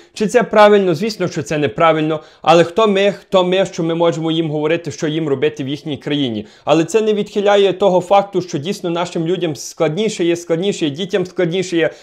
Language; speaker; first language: Ukrainian; non-native, fluent; English